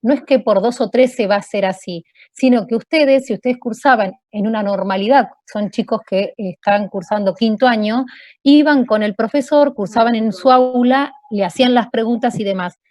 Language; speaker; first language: Spanish; native; Spanish